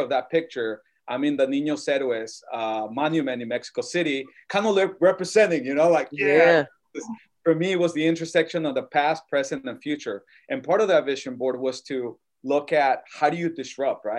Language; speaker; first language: English; native; English